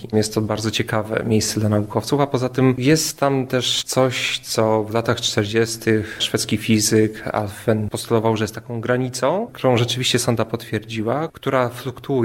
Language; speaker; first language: Polish; native; Polish